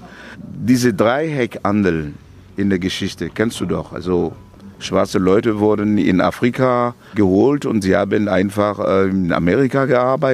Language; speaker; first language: German; non-native, fluent; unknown